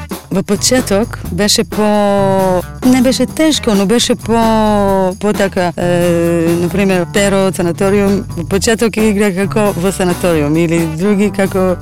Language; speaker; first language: Macedonian; non-native, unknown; Hebrew